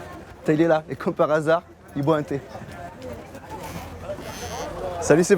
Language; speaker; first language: French; native; French